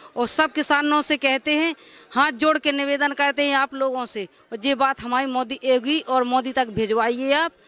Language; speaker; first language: Hindi; native; Hindi